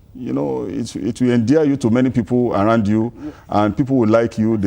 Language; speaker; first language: English; non-native, local second language; Yoruba